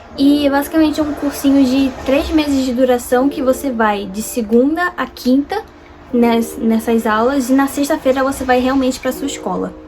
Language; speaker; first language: Portuguese; native; Portuguese